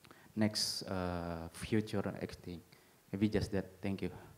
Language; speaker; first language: English; non-native, learner; Indonesian